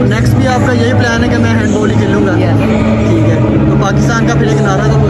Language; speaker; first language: Urdu; non-native, local second language; Punjabi